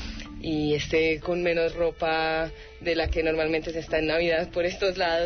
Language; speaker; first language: Spanish; native; Spanish